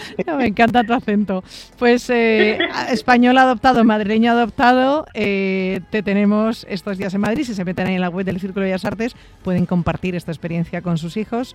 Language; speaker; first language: Spanish; native; Spanish